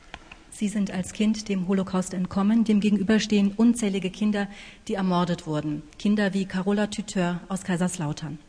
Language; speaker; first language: German; native; German